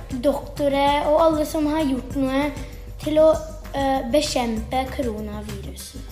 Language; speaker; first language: Norwegian; early bilingual, heritage; Norwegian